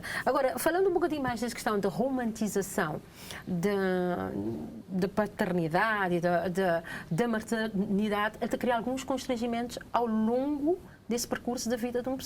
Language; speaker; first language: Portuguese; non-native, local second language; Kabuverdianu